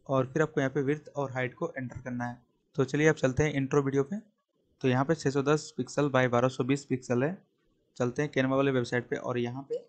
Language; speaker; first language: Hindi; native; Hindi